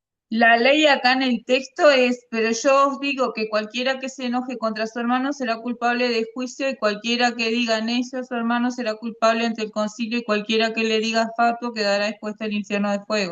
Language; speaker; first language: Spanish; native; Spanish